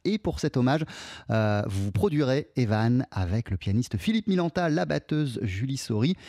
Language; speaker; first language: French; native; French